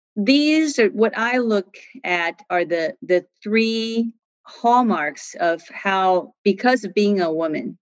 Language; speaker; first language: English; non-native, fluent; Chinese